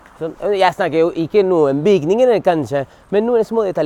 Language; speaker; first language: Norwegian; non-native, fluent; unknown